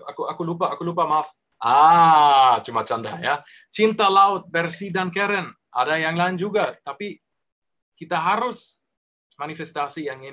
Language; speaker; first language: Indonesian; non-native, learner; German